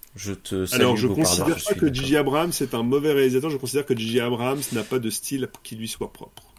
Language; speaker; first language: French; native; French